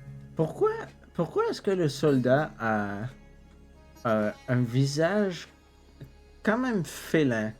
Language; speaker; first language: French; non-native, local second language; English